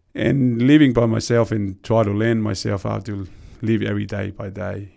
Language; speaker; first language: English; non-native, fluent; Tongan